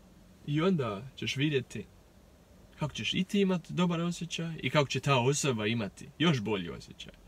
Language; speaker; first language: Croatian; early bilingual, heritage; Croatian